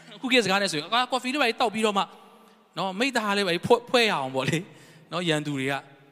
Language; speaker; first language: Burmese; non-native, local second language; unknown